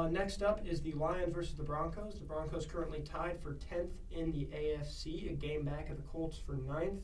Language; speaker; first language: English; native; English